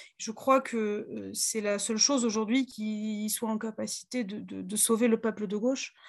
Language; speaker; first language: French; native; French